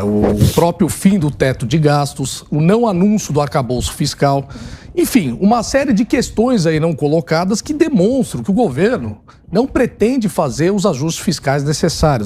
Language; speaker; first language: Portuguese; native; Portuguese